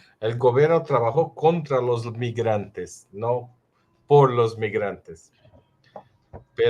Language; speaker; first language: Spanish; non-native, fluent; Portuguese